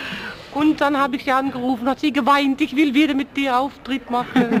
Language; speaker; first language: German; non-native, fluent; Dutch